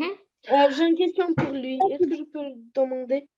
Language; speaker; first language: French; non-native, learner; Russian